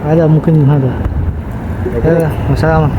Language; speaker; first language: Arabic; non-native, learner; Filipino